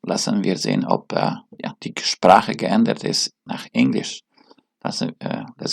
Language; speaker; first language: German; non-native, learner; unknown